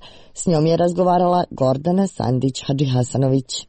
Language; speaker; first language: Croatian; native; Croatian